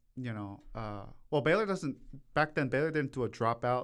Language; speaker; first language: English; early bilingual, other home language; Korean